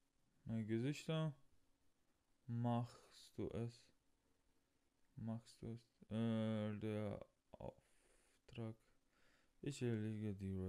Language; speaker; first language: German; non-native, learner; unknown